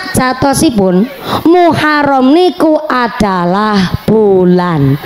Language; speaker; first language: Indonesian; non-native, local second language; Javanese